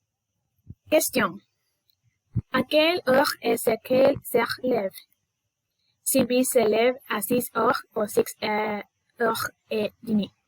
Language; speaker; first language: French; non-native, learner; Spanish